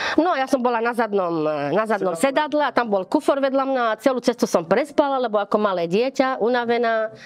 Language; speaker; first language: Slovak; early bilingual, heritage; Slovak